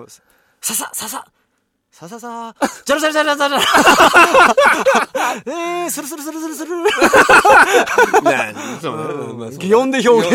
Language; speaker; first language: Japanese; native; Japanese